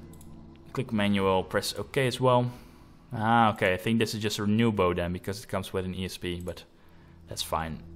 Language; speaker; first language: English; non-native, fluent; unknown